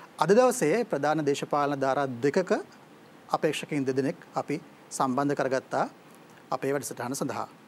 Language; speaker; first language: Sinhala; native; Sinhala